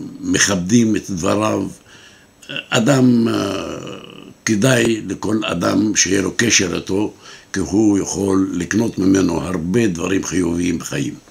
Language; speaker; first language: Hebrew; non-native, local second language; Arabic